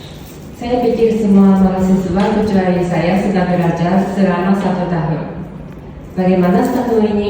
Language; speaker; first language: Indonesian; non-native, fluent; Japanese